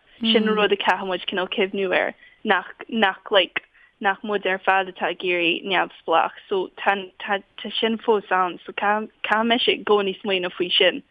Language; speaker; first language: Irish; non-native, fluent; English